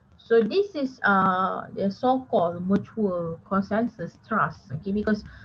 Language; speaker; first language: English; non-native, local second language; Malay